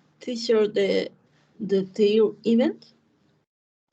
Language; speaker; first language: English; non-native, learner; Spanish